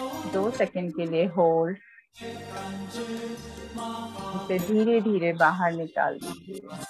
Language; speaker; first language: Hindi; native; Hindi